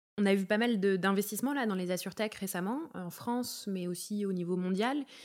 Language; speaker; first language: French; native; French